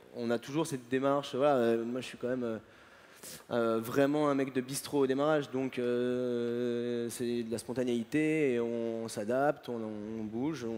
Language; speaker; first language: French; native; French